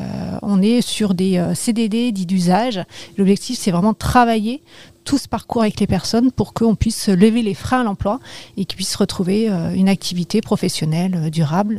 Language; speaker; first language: French; native; French